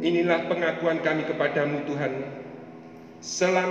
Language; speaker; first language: Malay; native; Malay